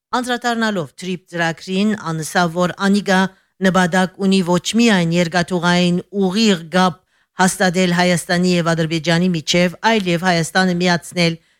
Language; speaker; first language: Armenian; early bilingual, heritage; Armenian